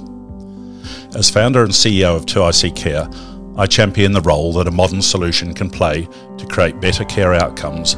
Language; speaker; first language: English; native; English